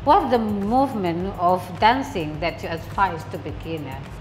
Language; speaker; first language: English; non-native, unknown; Indonesian